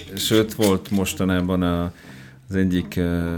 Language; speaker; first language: Hungarian; non-native, fluent; French